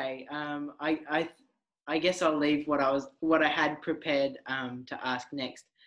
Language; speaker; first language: English; native; English